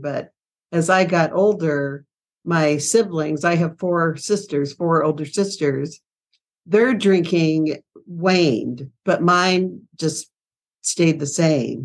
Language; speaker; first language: English; native; English